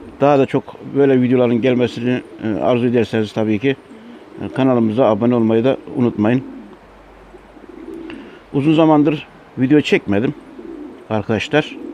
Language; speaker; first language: Turkish; native; Turkish